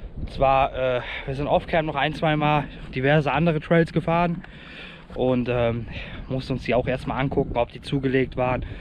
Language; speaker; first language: German; native; German